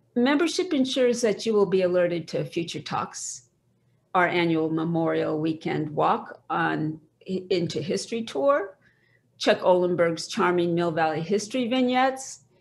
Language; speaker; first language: English; native; English